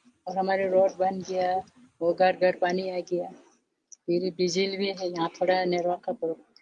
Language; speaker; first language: Hindi; non-native, local second language; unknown